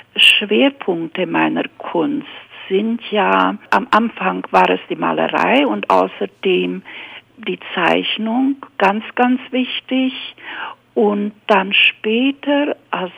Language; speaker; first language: German; native; German